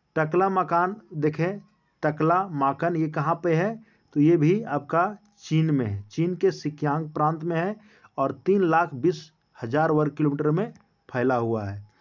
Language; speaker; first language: Hindi; native; Hindi